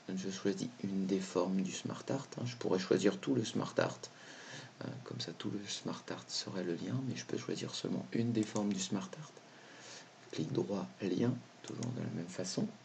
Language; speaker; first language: French; native; French